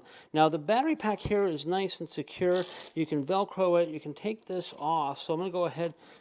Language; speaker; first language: English; native; English